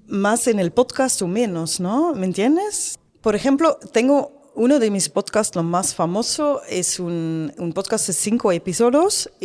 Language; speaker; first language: Spanish; non-native, learner; Dutch